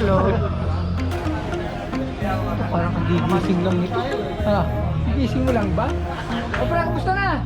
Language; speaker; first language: Filipino; native; Filipino